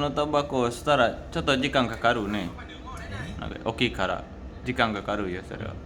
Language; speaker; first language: Japanese; non-native, learner; Sundanese